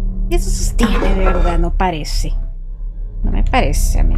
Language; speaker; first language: Spanish; native; Spanish